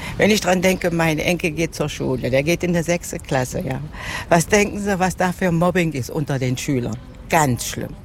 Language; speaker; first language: German; native; German